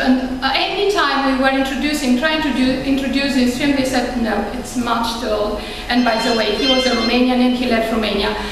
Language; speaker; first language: English; non-native, fluent; Romanian